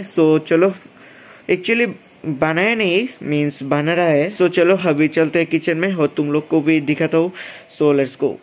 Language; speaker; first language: Hindi; non-native, local second language; Bangla